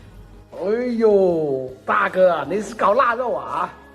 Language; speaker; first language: Chinese; native; Chinese